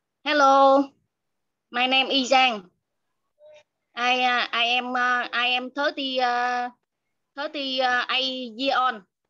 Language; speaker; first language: English; non-native, learner; Vietnamese